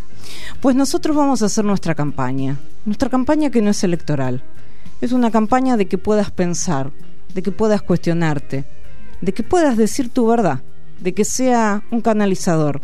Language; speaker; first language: Spanish; native; Spanish